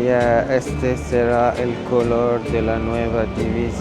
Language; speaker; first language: Spanish; non-native, learner; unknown